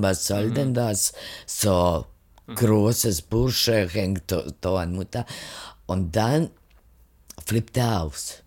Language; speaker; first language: German; non-native, fluent; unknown